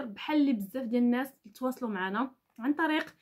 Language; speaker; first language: Arabic; native; Arabic